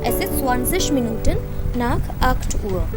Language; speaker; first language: German; non-native, fluent; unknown